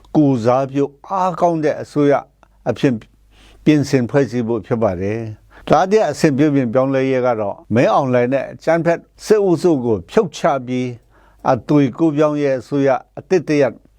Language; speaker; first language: Burmese; non-native, local second language; Kachin